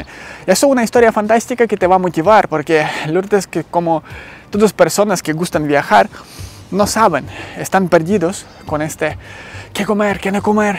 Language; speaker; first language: Spanish; non-native, learner; Ukrainian